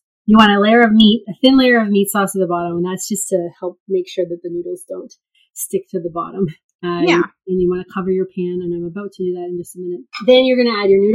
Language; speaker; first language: English; native; English